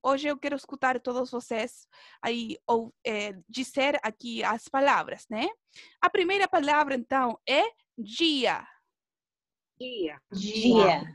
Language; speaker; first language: Portuguese; non-native, fluent; Spanish